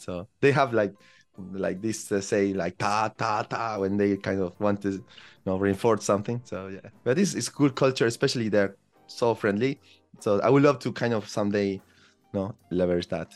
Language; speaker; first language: English; non-native, fluent; Spanish